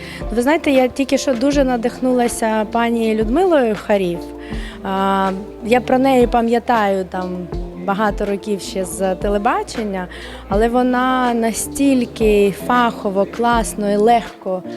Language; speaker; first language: Ukrainian; native; Ukrainian